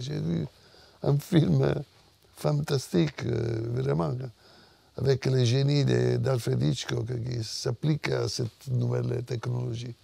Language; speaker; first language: French; non-native, fluent; Italian